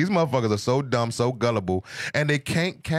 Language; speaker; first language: English; native; English